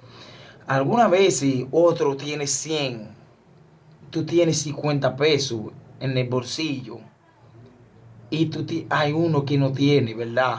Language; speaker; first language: Spanish; non-native, learner; Haitian Creole